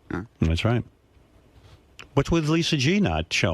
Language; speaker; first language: English; native; English